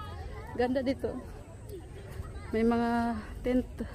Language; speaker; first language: Korean; non-native, learner; Filipino